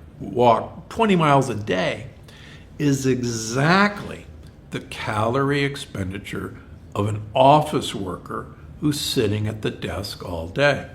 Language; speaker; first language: English; native; English